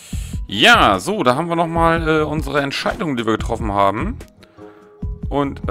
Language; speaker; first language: German; native; German